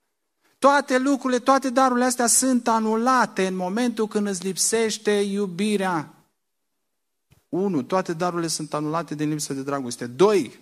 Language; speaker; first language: Romanian; native; Romanian